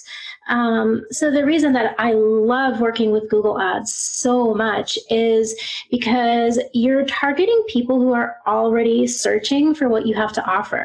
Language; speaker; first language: English; native; English